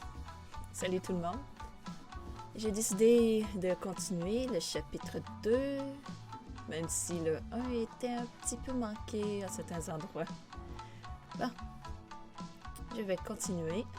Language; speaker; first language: French; native; French